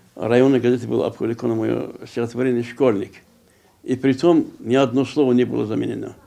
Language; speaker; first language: Russian; non-native, local second language; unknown